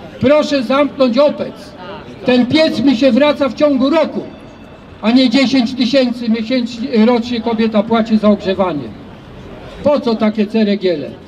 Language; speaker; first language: Polish; native; Polish